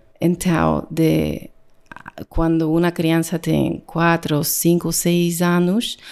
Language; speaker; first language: Portuguese; non-native, learner; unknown